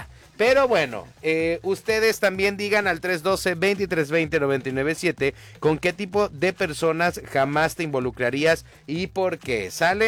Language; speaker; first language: Spanish; native; Spanish